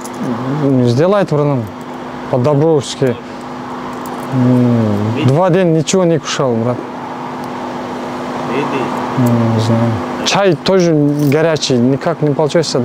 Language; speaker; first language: Russian; non-native, learner; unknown